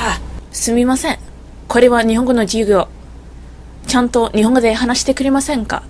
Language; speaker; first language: Japanese; non-native, learner; English